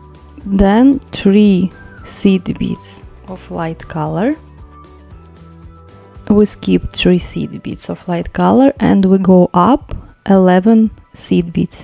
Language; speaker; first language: English; non-native, fluent; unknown